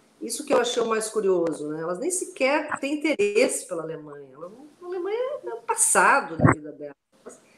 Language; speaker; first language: Portuguese; non-native, local second language; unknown